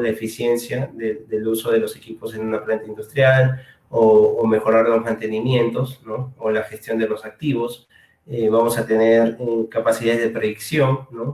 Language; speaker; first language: Spanish; native; Spanish